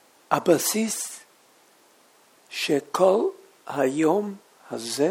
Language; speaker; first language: Hebrew; non-native, fluent; English